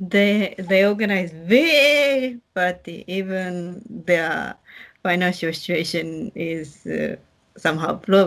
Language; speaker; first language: English; non-native, learner; Japanese